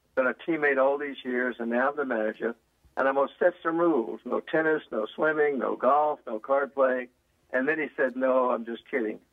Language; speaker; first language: English; native; English